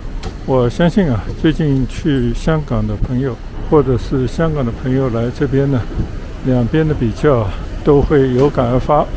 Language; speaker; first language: Chinese; native; Chinese